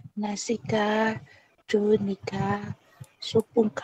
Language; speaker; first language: Korean; non-native, learner; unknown